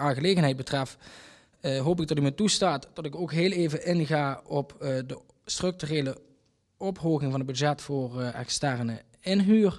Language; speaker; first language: Dutch; native; Dutch